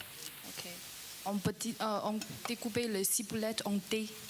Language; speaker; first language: French; non-native, learner; Chinese